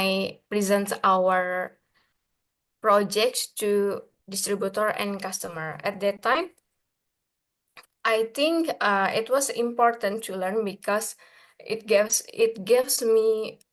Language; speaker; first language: English; non-native, learner; Indonesian